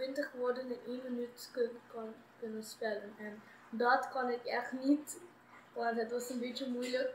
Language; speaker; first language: Dutch; non-native, local second language; Papiamento